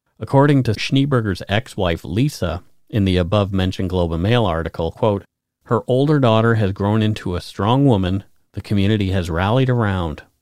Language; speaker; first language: English; native; English